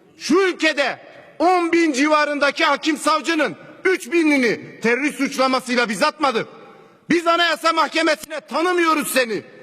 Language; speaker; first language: Turkish; non-native, local second language; Kurdish